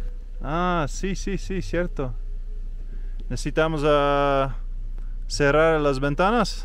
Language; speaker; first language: Spanish; non-native, learner; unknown